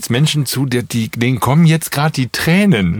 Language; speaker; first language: German; native; German